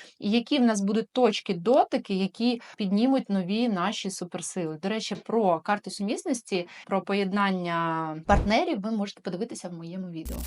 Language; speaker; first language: Ukrainian; non-native, local second language; Russian